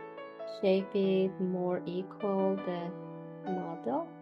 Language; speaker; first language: English; non-native, fluent; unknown